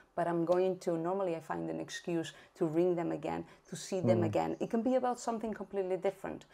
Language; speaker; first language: English; non-native, fluent; Spanish